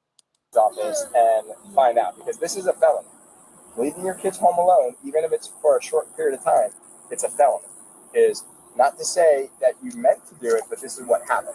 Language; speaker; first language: English; native; English